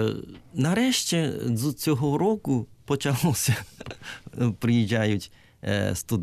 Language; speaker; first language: Ukrainian; non-native, learner; Japanese